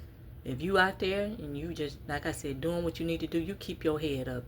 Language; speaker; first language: English; native; English